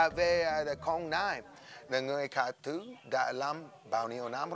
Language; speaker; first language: Vietnamese; non-native, learner; English